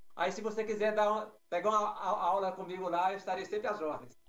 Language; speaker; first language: Portuguese; native; Portuguese